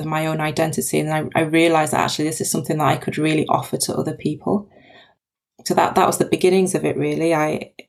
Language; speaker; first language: English; native; English